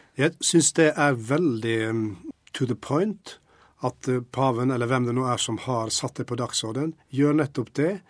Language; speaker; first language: Norwegian; native; Norwegian